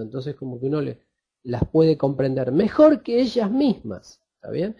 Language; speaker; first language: Spanish; native; Spanish